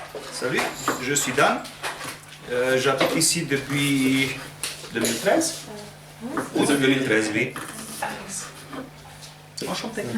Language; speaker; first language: French; non-native, learner; Romanian